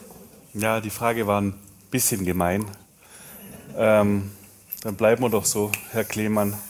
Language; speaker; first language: German; native; German